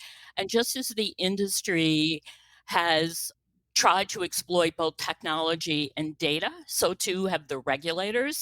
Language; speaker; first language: English; native; English